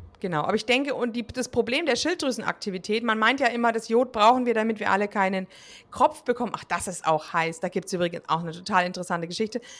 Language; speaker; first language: German; native; German